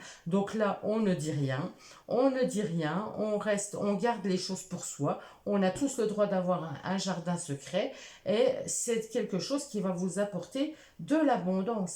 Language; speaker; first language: French; native; French